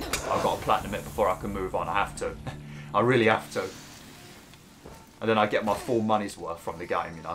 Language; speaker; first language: English; native; English